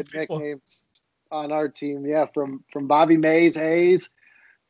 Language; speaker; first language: English; native; English